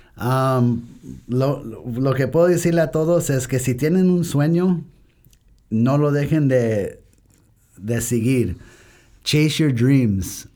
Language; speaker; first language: Spanish; early bilingual, heritage; Spanish